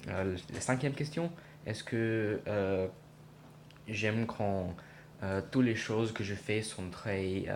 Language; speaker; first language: French; non-native, learner; English